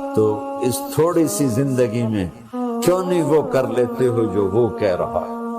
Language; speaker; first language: Urdu; non-native, local second language; Punjabi